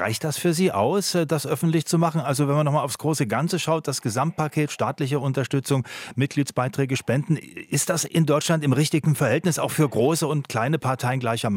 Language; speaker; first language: German; native; German